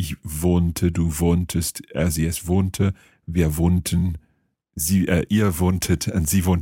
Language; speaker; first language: German; non-native, learner; English